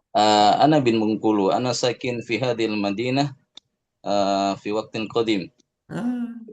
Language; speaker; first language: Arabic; non-native, learner; Indonesian